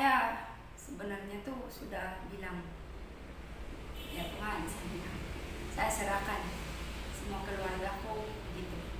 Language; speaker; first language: Indonesian; non-native, fluent; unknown